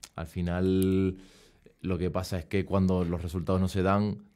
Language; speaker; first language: Spanish; native; Spanish